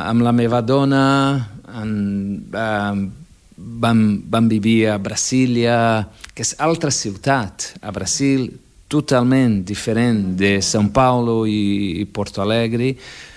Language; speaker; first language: Catalan; non-native, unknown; Portuguese